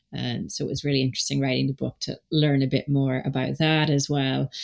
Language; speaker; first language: English; native; English